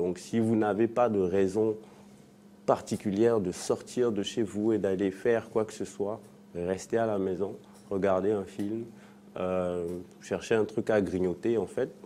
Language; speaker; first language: French; non-native, local second language; Fon